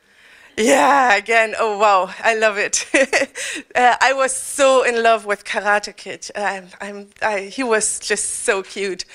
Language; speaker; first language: English; non-native, fluent; German